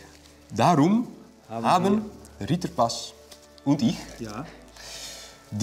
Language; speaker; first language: German; non-native, learner; Dutch